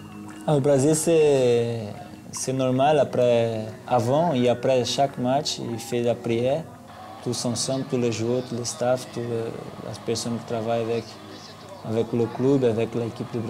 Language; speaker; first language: French; non-native, learner; Portuguese